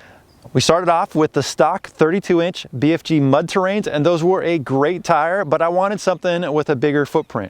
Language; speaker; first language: English; native; English